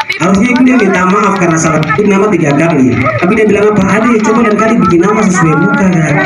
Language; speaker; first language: Indonesian; native; Indonesian